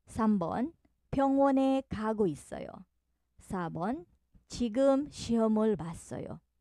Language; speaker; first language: Korean; non-native, learner; Filipino